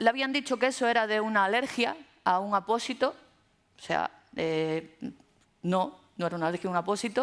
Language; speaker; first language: Spanish; native; Spanish